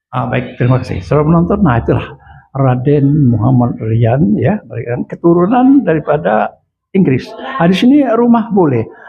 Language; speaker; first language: Indonesian; native; Indonesian